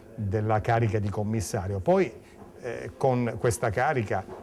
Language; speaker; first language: Italian; native; Italian